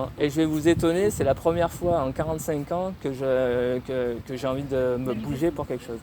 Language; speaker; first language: French; native; French